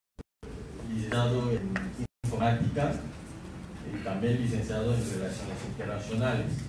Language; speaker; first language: Spanish; non-native, fluent; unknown